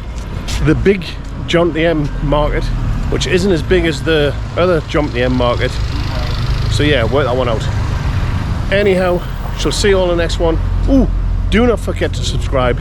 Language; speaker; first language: English; native; English